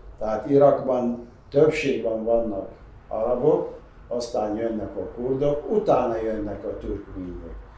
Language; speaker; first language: Hungarian; non-native, fluent; Arabic